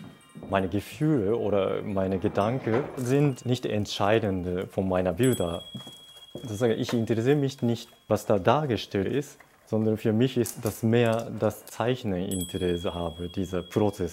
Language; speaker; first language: German; non-native, fluent; Japanese